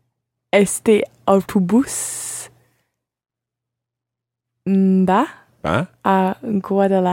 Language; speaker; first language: Spanish; non-native, learner; English